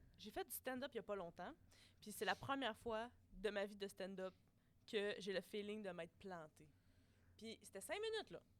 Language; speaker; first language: French; native; French